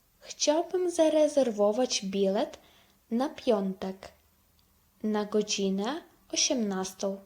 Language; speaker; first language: Polish; non-native, fluent; Ukrainian